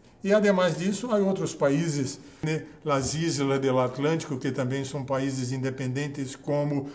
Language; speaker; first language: Spanish; non-native, fluent; Portuguese